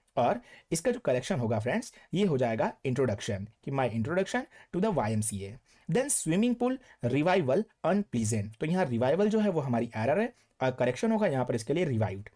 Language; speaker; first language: Hindi; non-native, local second language; Gujarati